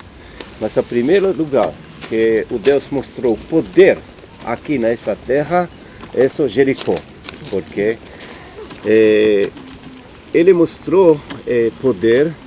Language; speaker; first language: Portuguese; non-native, learner; Hebrew